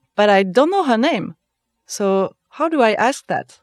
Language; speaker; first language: English; non-native, fluent; French